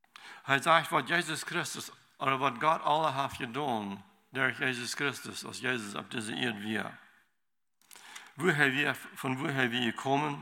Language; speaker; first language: German; non-native, learner; Low German